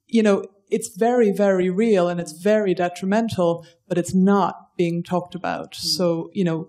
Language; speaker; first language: English; native; English